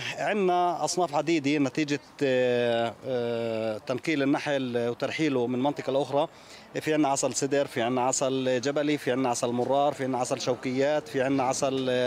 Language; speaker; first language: Arabic; native; Arabic